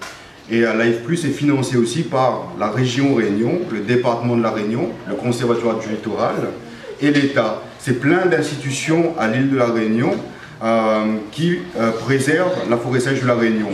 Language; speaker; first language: French; native; French